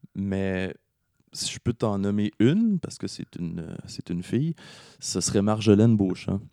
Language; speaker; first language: French; native; French